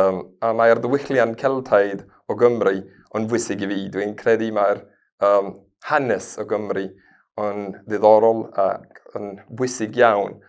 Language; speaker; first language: Welsh; non-native, learner; Spanish